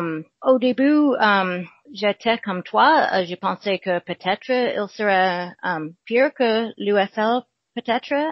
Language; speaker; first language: French; non-native, learner; English